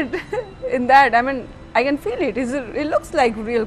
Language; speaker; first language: English; non-native, local second language; Hindi